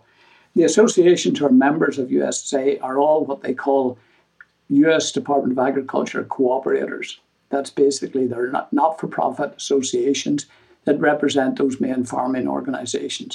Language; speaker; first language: English; native; English